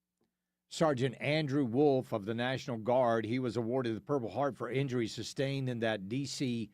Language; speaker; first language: English; native; English